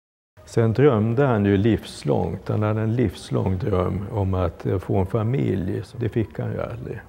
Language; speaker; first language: Swedish; native; Swedish